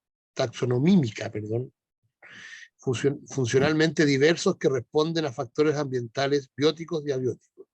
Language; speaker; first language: Spanish; native; Spanish